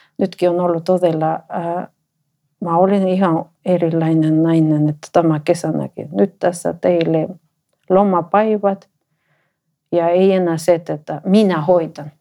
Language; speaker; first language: Finnish; non-native, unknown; Spanish